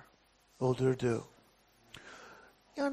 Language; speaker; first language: Turkish; non-native, fluent; English